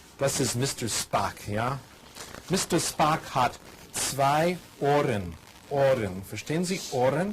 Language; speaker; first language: German; non-native, fluent; English